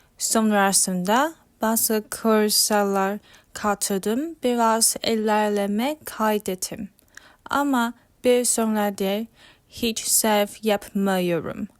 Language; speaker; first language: Turkish; non-native, learner; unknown